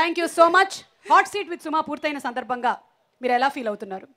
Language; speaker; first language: Telugu; native; Telugu